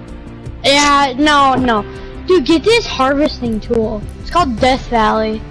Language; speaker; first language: English; native; English